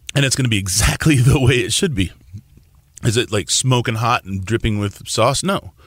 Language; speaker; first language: English; native; English